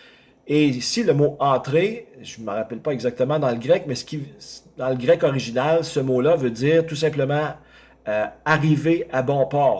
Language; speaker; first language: French; native; French